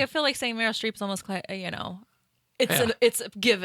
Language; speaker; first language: English; native; English